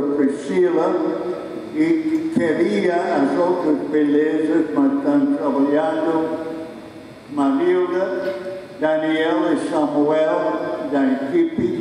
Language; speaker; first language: Portuguese; non-native, fluent; English